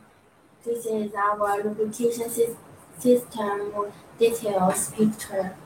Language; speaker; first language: English; non-native, learner; Chinese